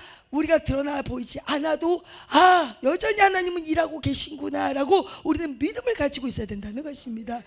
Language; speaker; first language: Korean; native; Korean